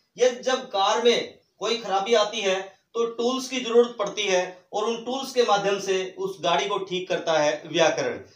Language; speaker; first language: Hindi; native; Hindi